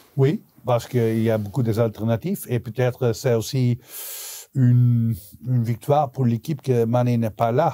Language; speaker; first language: French; non-native, local second language; Dutch